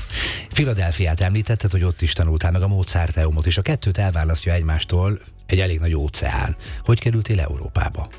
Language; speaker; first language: Hungarian; native; Hungarian